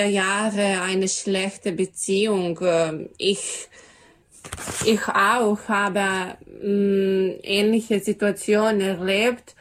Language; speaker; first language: German; non-native, learner; Serbian